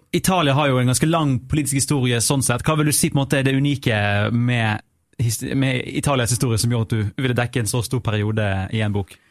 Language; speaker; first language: Norwegian; native; Norwegian